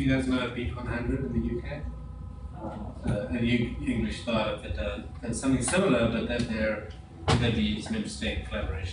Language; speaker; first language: English; native; English